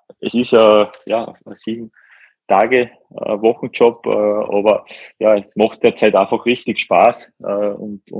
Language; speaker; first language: German; native; German